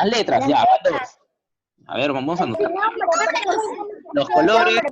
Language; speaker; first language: Spanish; native; Spanish